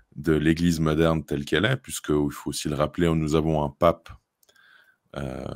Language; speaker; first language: French; native; French